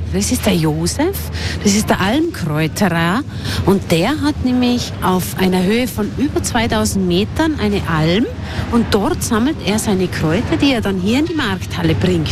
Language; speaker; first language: German; native; German